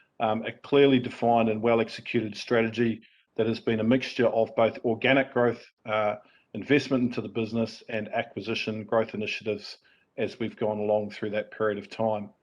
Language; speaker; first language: English; native; English